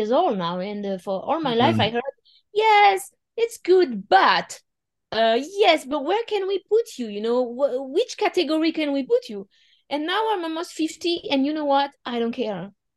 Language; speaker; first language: English; non-native, fluent; French